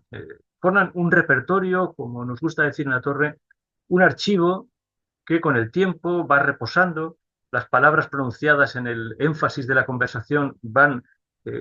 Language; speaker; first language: Spanish; native; Spanish